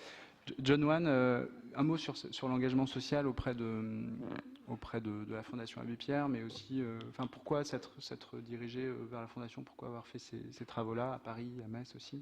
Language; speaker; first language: French; native; French